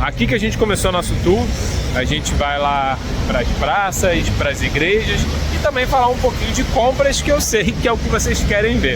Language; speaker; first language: Portuguese; native; Portuguese